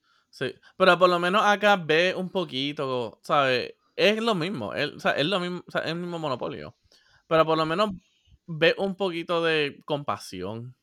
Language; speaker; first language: Spanish; native; Spanish